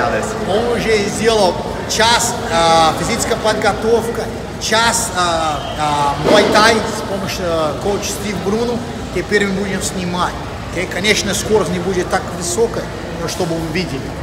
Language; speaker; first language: Russian; non-native, learner; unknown